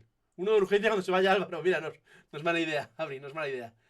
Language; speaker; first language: Spanish; native; Spanish